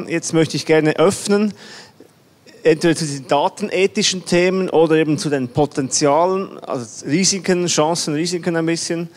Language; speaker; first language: German; native; German